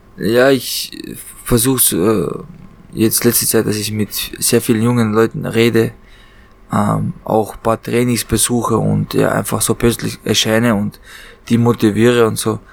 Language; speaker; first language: German; early bilingual, other home language; Chechen